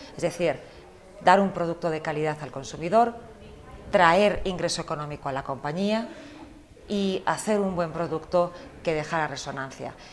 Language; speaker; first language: Spanish; early bilingual, heritage; Spanish